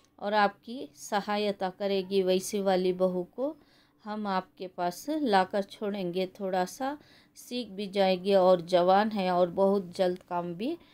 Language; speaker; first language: Hindi; non-native, local second language; Kannada